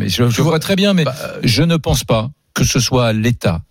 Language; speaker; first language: French; native; French